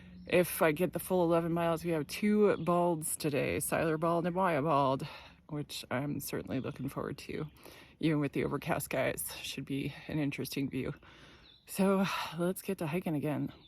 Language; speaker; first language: English; native; English